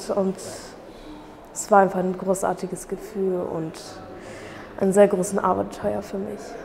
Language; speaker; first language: German; early bilingual, other home language; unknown